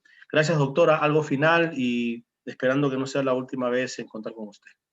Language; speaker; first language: Spanish; native; Spanish